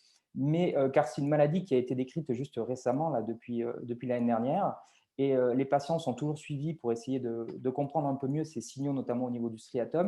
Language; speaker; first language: French; native; French